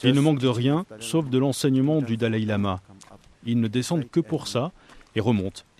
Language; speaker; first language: French; non-native, fluent; Chinese